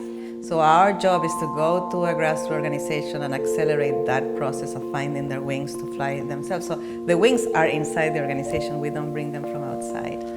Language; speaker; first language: English; non-native, fluent; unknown